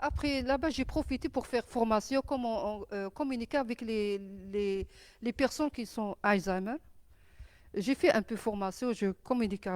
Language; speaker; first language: French; non-native, learner; Arabic